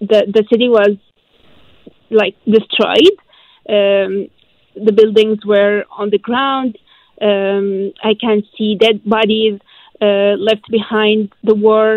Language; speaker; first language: English; non-native, fluent; Arabic